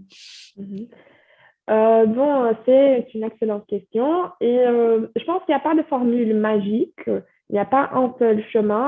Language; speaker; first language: French; non-native, fluent; Portuguese